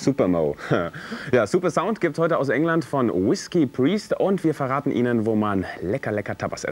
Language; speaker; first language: German; native; German